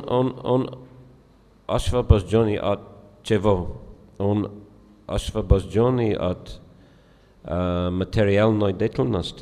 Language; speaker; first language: Russian; non-native, fluent; English